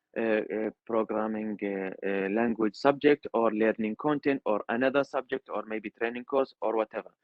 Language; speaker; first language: English; non-native, learner; Arabic